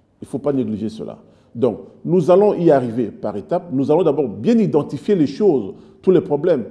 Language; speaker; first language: French; non-native, local second language; Lingala